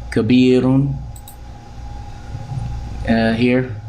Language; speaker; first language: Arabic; non-native, fluent; English